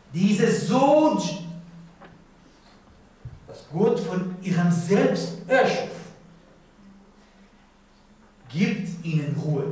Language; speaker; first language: German; non-native, learner; Persian